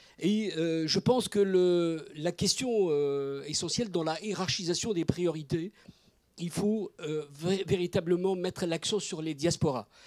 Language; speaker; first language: French; non-native, local second language; Arabic